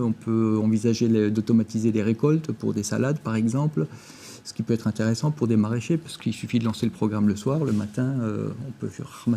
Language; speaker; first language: French; native; French